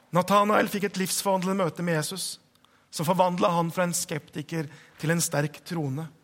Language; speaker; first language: Norwegian; native; Norwegian